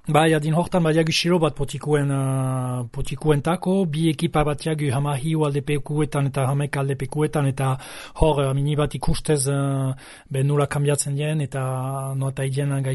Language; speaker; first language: Basque; native; Basque